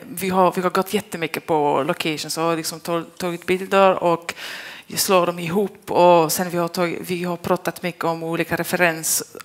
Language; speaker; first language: Swedish; non-native, fluent; Polish